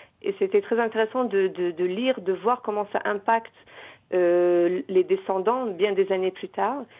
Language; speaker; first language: French; native; French